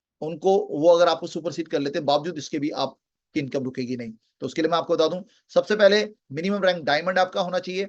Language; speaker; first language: Hindi; native; Hindi